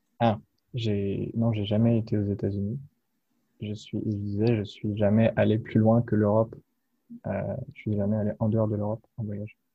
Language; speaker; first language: French; native; French